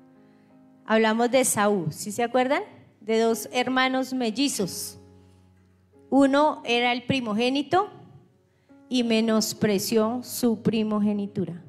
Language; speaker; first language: Spanish; native; Spanish